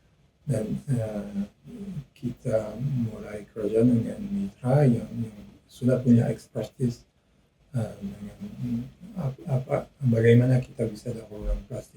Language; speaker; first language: Indonesian; non-native, learner; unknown